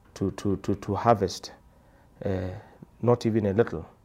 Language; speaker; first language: English; non-native, local second language; Tswana